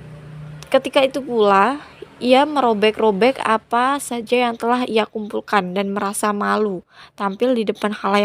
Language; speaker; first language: Indonesian; native; Indonesian